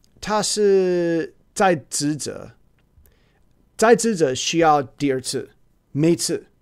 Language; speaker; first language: Chinese; non-native, learner; English